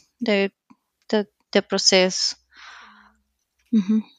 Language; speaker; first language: German; non-native, learner; Spanish